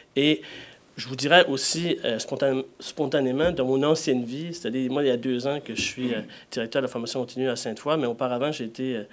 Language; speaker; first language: French; native; French